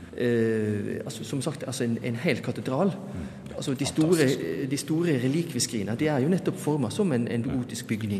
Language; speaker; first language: Norwegian; native; Norwegian